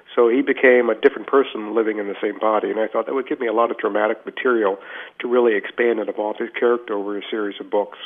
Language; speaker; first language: English; native; English